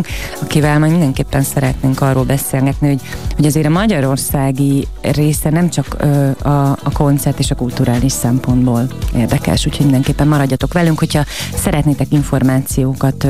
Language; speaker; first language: Hungarian; native; Hungarian